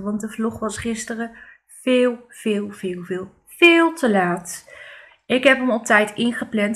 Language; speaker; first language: Dutch; native; Dutch